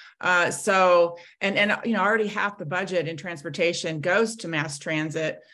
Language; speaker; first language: English; native; English